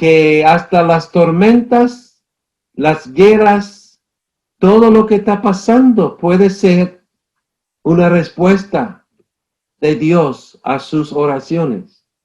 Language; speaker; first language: Spanish; non-native, fluent; English